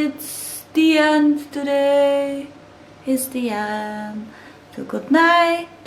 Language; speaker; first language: English; non-native, learner; Czech